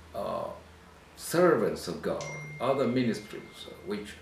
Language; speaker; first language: English; non-native, local second language; Swahili